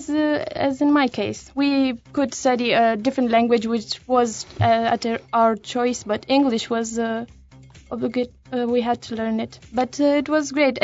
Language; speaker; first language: English; non-native, fluent; Romanian